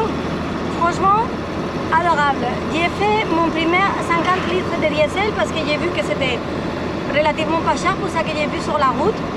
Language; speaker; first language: French; non-native, fluent; Spanish